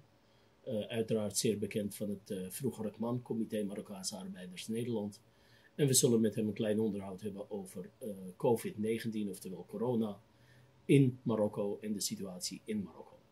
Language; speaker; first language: Dutch; native; Dutch